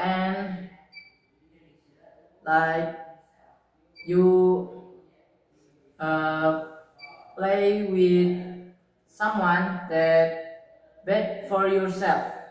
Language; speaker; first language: English; non-native, learner; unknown